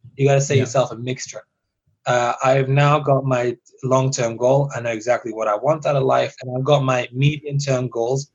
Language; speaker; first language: English; early bilingual, other home language; Persian